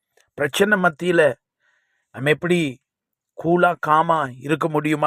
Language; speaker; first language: Tamil; native; Tamil